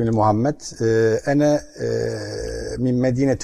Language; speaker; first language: Arabic; non-native, learner; Turkish